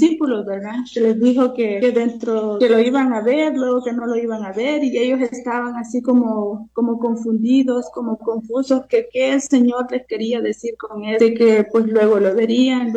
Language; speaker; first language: Spanish; native; Spanish